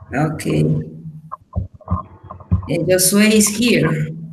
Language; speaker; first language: English; non-native, learner; Spanish